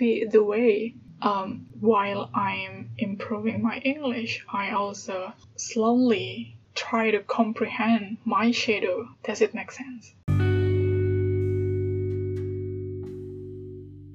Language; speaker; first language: English; non-native, fluent; Indonesian